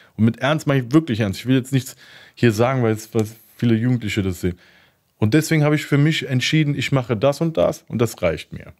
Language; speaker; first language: German; early bilingual, other home language; Turkish